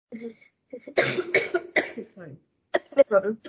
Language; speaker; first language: English; non-native, local second language; Hindi